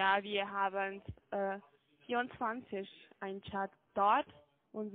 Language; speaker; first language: German; non-native, fluent; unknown